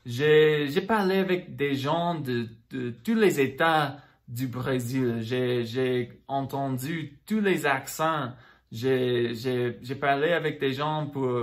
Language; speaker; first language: French; non-native, fluent; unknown